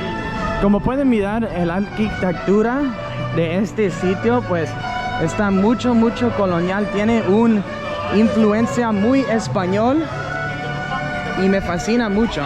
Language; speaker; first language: Spanish; non-native, fluent; English